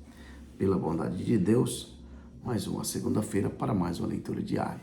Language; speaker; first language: Portuguese; native; Portuguese